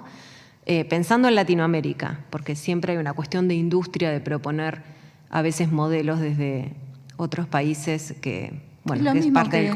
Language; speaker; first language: Spanish; native; Spanish